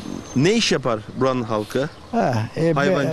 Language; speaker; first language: Turkish; native; Turkish